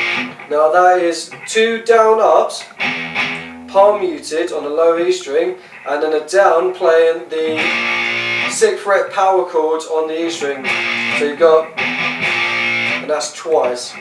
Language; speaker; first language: English; native; English